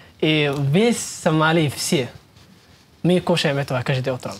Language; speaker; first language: Russian; non-native, learner; Somali